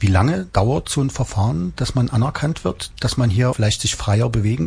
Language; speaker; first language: German; native; German